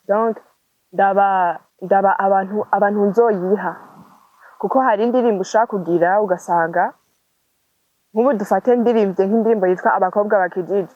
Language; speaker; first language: Rundi; native; Rundi